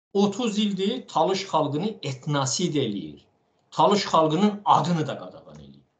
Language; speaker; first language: Azerbaijani; non-native, local second language; Talysh